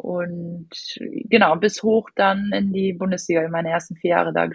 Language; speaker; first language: German; native; German